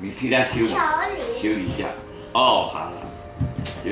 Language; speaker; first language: Chinese; non-native, local second language; Min Nan Chinese